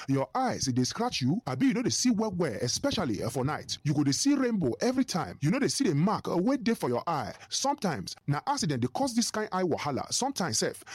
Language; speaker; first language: Nigerian Pidgin; non-native, local second language; Igbo